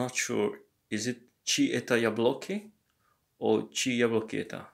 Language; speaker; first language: Russian; non-native, learner; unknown